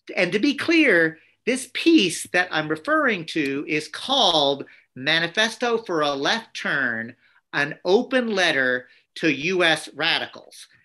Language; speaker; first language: English; native; English